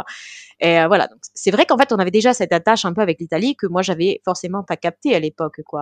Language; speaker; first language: French; early bilingual, heritage; French